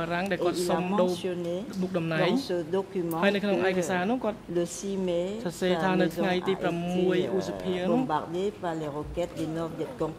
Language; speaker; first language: French; non-native, local second language; Khmer